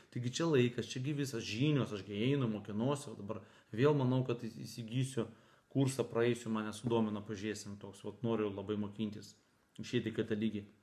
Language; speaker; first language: Lithuanian; native; Lithuanian